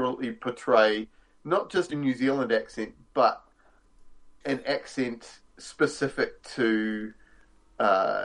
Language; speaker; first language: English; native; English